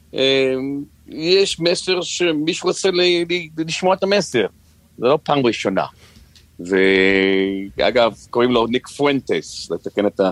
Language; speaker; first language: Hebrew; non-native, fluent; English